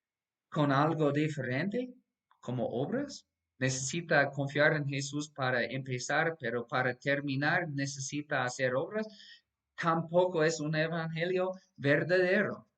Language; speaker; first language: Spanish; non-native, fluent; English